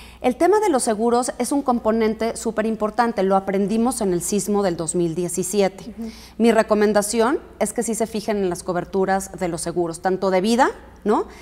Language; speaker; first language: Spanish; native; Spanish